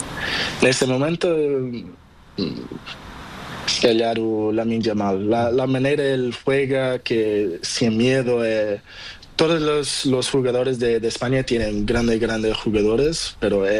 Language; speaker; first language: Spanish; non-native, learner; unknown